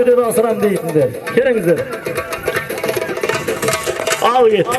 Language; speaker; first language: Kazakh; native; Kazakh